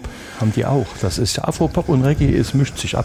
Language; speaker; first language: German; native; German